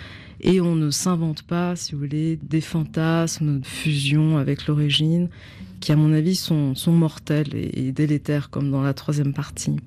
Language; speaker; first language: French; native; French